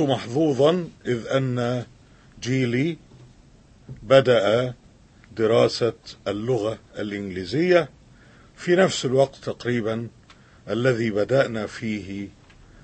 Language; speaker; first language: Arabic; native; Arabic